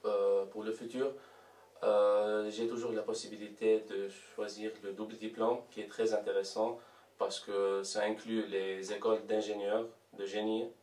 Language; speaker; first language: French; non-native, local second language; Arabic